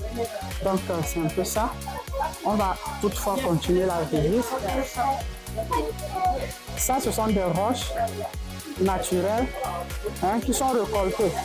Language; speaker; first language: French; non-native, fluent; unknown